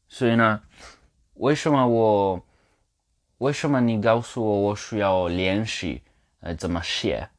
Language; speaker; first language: Chinese; non-native, learner; French